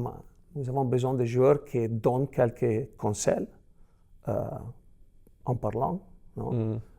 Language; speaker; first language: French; non-native, fluent; Italian